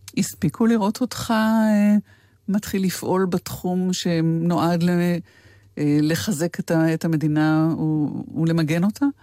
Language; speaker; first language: Hebrew; native; Hebrew